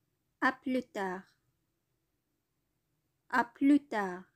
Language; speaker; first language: French; non-native, learner; Bangla